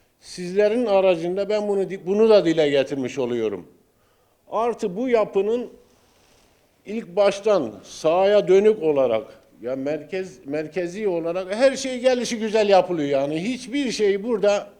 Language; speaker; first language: Turkish; native; Turkish